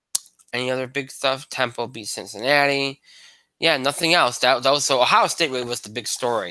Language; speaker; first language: English; native; English